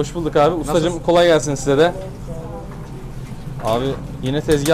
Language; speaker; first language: Turkish; native; Turkish